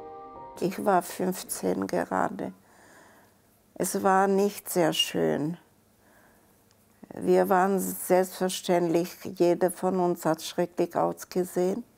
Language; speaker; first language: German; non-native, fluent; Czech